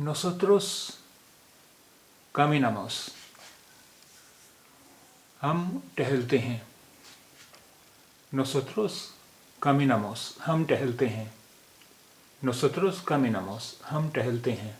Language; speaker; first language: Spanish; non-native, fluent; Urdu